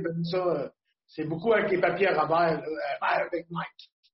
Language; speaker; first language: French; native; French